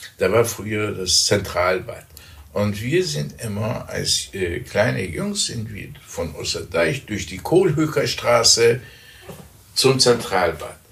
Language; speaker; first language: German; early bilingual, other home language; Persian